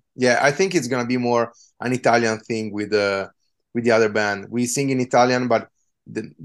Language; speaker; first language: English; non-native, fluent; Italian